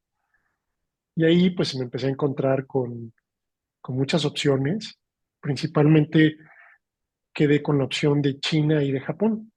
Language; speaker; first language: Spanish; native; Spanish